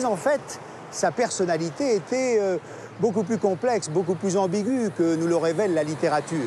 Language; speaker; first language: French; native; French